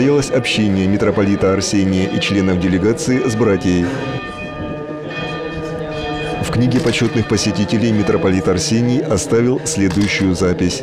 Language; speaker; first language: Russian; native; Russian